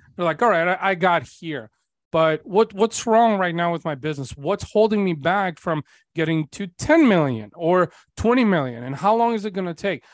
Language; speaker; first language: English; early bilingual, other home language; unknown